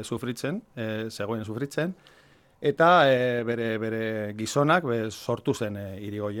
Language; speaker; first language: Basque; non-native, local second language; Spanish